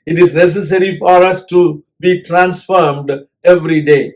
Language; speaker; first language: English; non-native, local second language; Tamil